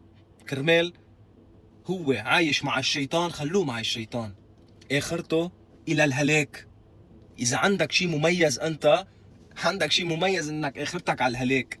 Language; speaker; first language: Arabic; native; Arabic